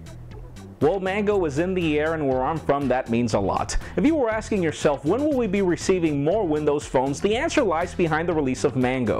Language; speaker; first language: English; non-native, local second language; Spanish